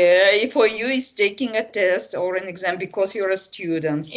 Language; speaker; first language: English; non-native, fluent; Russian